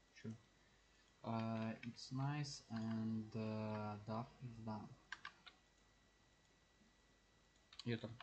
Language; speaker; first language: English; non-native, learner; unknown